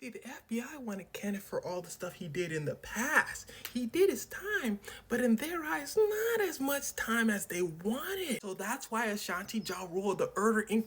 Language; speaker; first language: English; native; English